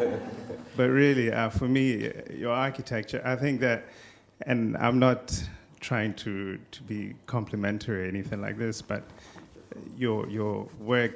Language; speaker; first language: English; non-native, local second language; Tswana